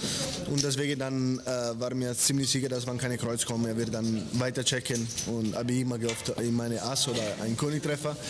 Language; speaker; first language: German; non-native, fluent; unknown